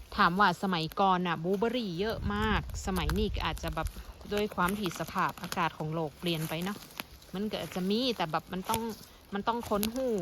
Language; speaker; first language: Thai; non-native, local second language; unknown